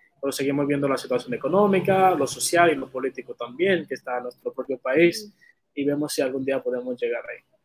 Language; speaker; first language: Spanish; non-native, fluent; Haitian Creole